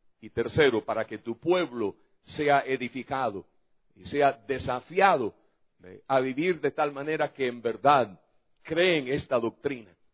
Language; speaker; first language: Spanish; non-native, fluent; English